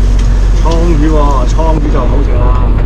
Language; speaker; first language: Chinese; native; Chinese